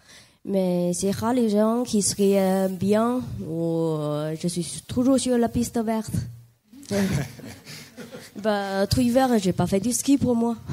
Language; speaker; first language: French; non-native, learner; Chinese